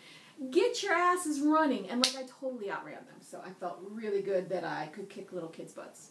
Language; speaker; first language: English; native; English